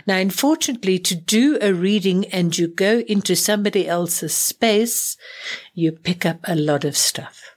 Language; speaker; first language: English; native; English